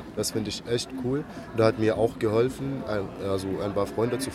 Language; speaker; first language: German; non-native, fluent; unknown